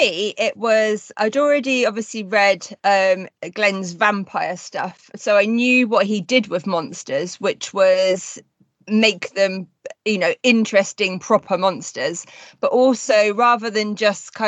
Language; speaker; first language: English; native; English